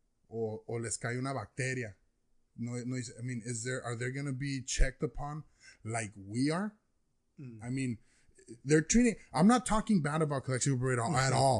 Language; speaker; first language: English; early bilingual, other home language; Spanish